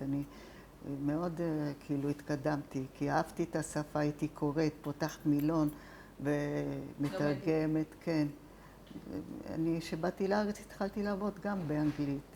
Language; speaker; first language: Hebrew; non-native, fluent; Italian